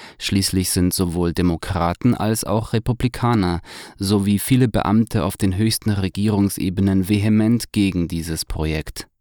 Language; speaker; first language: German; native; German